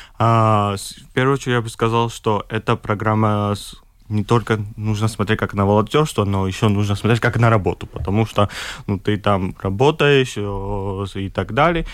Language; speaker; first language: Russian; non-native, fluent; Georgian